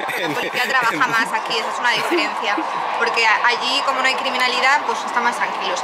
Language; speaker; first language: Spanish; native; Spanish